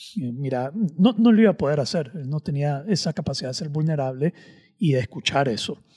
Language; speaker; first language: Spanish; native; Spanish